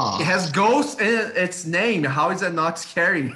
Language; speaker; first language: English; non-native, fluent; Portuguese